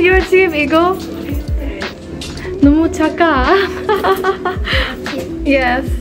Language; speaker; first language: Korean; non-native, learner; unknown